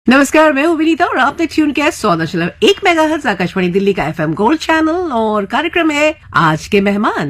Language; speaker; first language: Hindi; native; Hindi